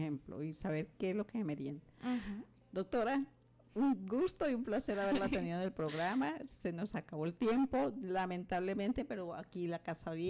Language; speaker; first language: Spanish; native; Spanish